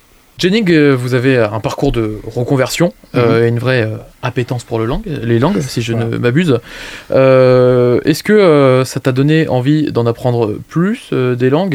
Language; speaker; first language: French; native; French